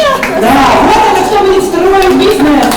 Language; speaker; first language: Russian; native; Russian